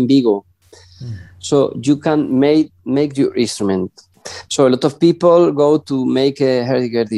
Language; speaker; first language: English; non-native, learner; Spanish